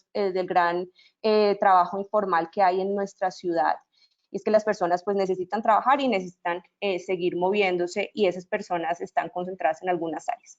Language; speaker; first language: Spanish; native; Spanish